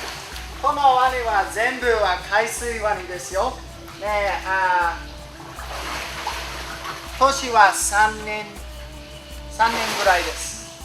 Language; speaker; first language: Japanese; non-native, learner; English